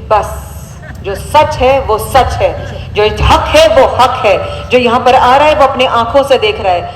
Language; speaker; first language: Urdu; native; Urdu